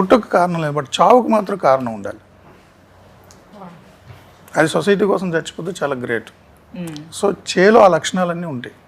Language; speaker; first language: Telugu; native; Telugu